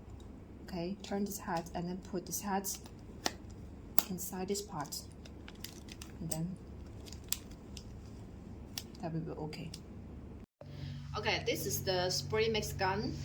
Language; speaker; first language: English; non-native, learner; Chinese